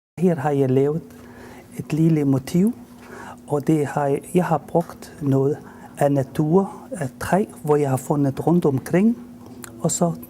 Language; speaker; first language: Danish; non-native, fluent; Arabic